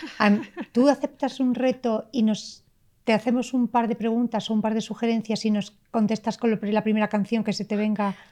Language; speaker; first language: Spanish; native; Spanish